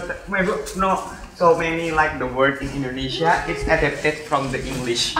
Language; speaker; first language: English; non-native, learner; Indonesian